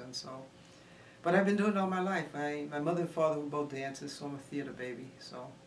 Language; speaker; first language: English; early bilingual, other home language; Spanish